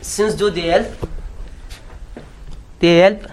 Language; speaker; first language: Danish; non-native, learner; Arabic